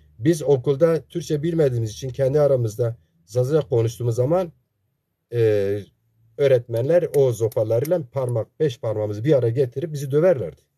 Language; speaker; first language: Turkish; non-native, local second language; Zaza